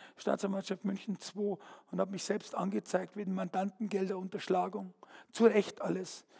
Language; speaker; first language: German; native; German